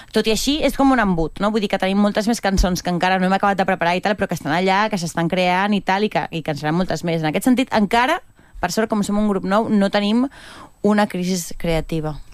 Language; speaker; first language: Catalan; native; Catalan